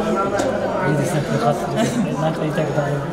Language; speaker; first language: Japanese; non-native, fluent; Newari